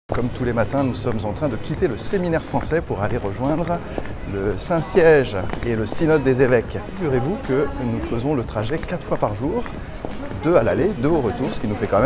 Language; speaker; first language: French; native; French